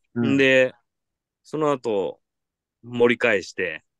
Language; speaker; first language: Japanese; native; Japanese